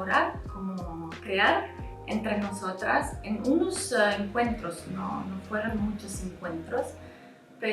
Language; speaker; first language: Spanish; non-native, fluent; Italian